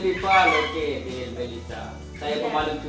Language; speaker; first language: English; non-native, learner; Indonesian